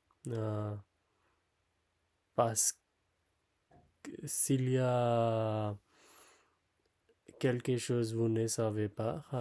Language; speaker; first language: French; non-native, learner; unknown